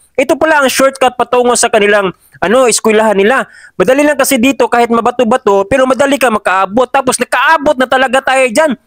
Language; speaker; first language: Filipino; non-native, local second language; Cebuano